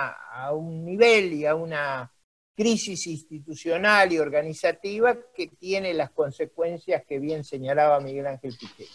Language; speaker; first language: Spanish; native; Spanish